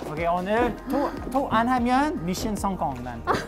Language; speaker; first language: Korean; non-native, fluent; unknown